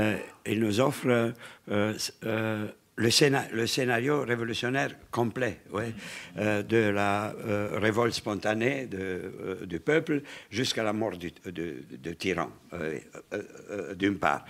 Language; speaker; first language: French; non-native, fluent; Romanian